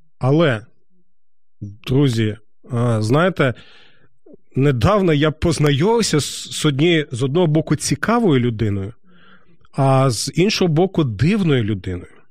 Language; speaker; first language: Ukrainian; native; Ukrainian